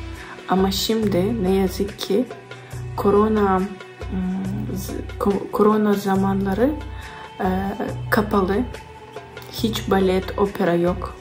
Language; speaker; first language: Turkish; non-native, learner; Ukrainian